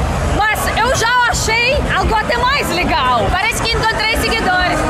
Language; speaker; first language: Portuguese; non-native, fluent; Russian